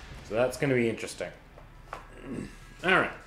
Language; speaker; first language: English; native; English